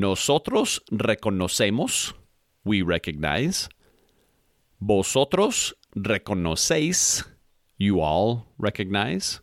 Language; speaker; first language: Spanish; non-native, fluent; English